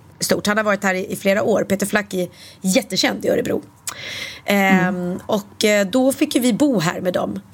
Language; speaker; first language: Swedish; native; Swedish